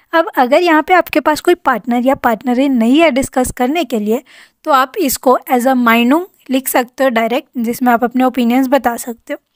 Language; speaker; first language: Hindi; native; Hindi